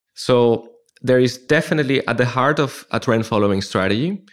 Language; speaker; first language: English; non-native, fluent; Spanish